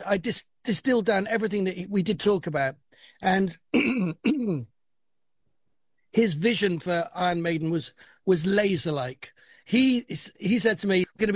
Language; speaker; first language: English; native; English